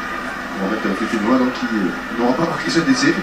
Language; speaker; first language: French; native; French